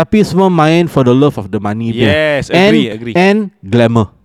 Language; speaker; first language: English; non-native, local second language; Malay